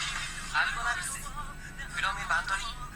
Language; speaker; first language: Japanese; non-native, learner; Indonesian